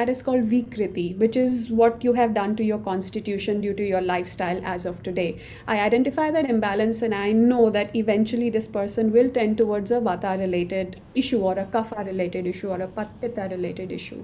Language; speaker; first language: English; non-native, local second language; Hindi